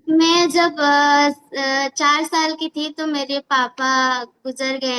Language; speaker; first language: Hindi; non-native, local second language; Odia